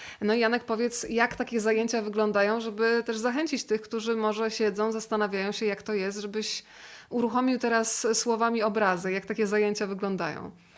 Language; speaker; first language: Polish; native; Polish